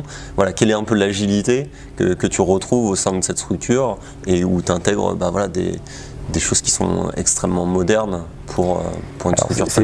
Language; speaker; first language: French; native; French